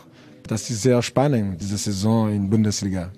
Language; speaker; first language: German; non-native, learner; French